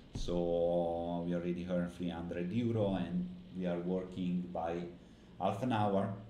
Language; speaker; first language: English; non-native, fluent; Italian